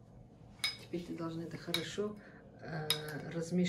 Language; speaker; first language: Russian; native; Russian